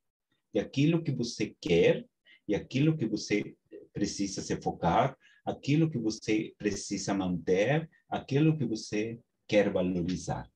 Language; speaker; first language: Portuguese; non-native, fluent; Spanish